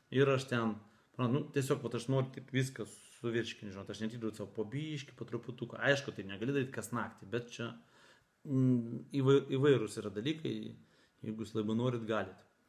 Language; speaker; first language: Lithuanian; native; Lithuanian